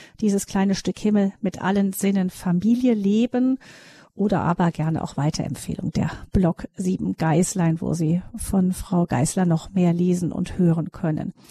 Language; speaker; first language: German; native; German